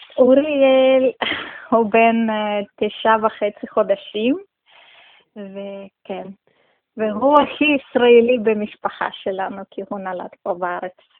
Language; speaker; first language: Hebrew; non-native, fluent; Russian